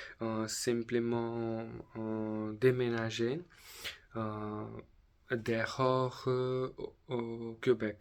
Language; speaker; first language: French; non-native, learner; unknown